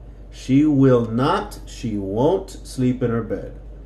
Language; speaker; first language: English; native; English